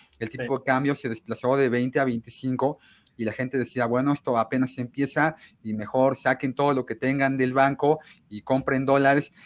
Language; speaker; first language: Spanish; native; Spanish